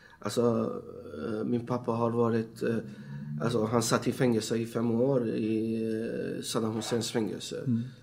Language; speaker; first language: Swedish; non-native, fluent; Persian